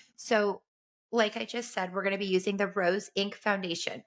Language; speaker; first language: English; native; English